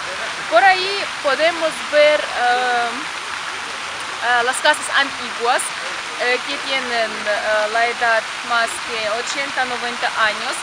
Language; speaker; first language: Spanish; non-native, fluent; Russian